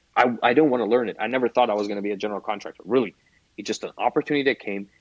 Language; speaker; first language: English; non-native, fluent; Arabic